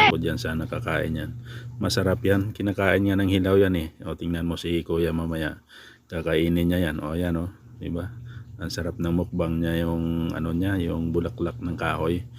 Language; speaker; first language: Filipino; non-native, local second language; Cebuano